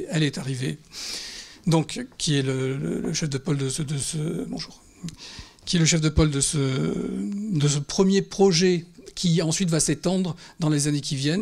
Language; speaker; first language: French; native; French